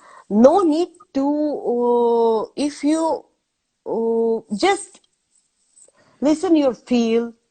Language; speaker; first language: English; non-native, learner; Azerbaijani